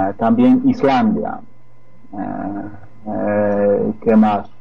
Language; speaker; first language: Spanish; non-native, fluent; Polish